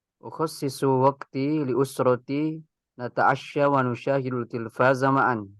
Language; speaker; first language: Arabic; non-native, learner; Indonesian